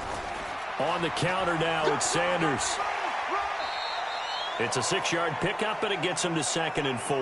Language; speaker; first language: English; native; English